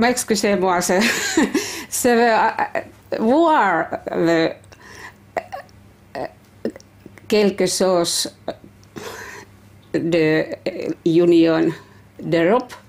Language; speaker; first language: French; non-native, learner; Finnish